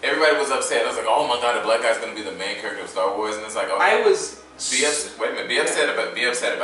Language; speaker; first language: English; native; English